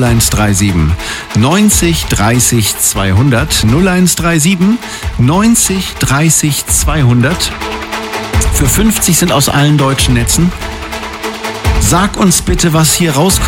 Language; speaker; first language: German; native; German